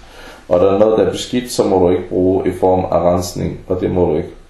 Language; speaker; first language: Danish; early bilingual, other home language; Arabic